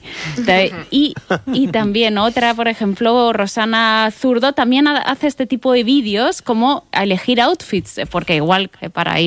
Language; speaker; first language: Spanish; native; Spanish